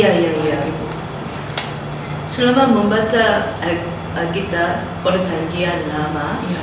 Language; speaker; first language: Indonesian; non-native, learner; Korean